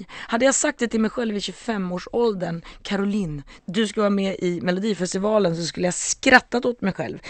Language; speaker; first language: Swedish; native; Swedish